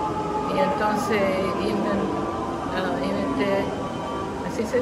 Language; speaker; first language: Spanish; non-native, local second language; English